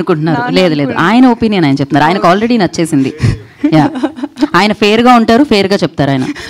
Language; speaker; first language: Telugu; native; Telugu